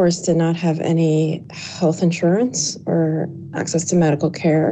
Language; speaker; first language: English; early bilingual, other home language; Chinese